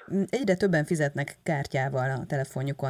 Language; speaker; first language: Hungarian; native; Hungarian